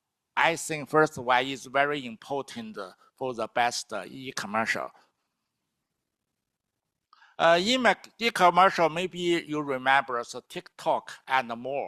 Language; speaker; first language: English; non-native, learner; Chinese